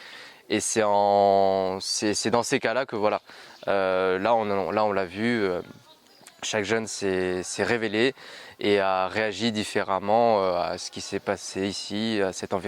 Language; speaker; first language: French; native; French